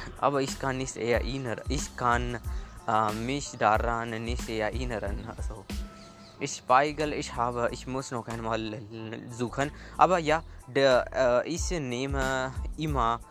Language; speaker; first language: German; non-native, learner; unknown